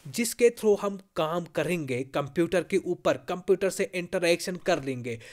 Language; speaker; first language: Hindi; non-native, local second language; Kashmiri